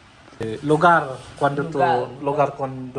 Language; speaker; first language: Spanish; non-native, learner; Filipino